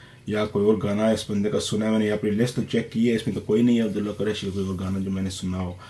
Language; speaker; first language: Urdu; early bilingual, heritage; Urdu